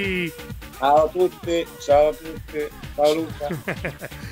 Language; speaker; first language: Italian; native; Italian